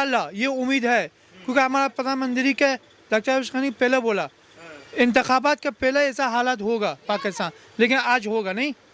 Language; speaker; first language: Hindi; non-native, learner; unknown